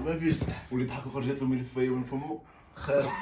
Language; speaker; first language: Arabic; native; Arabic